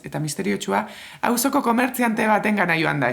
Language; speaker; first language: Basque; native; Basque